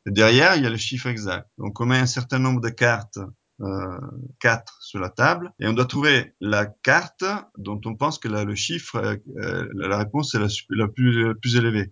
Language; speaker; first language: French; non-native, fluent; Italian